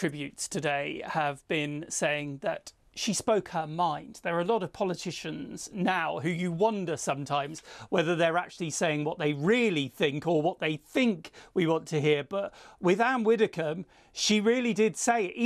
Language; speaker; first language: English; native; English